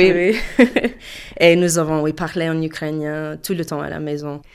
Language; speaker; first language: French; non-native, fluent; English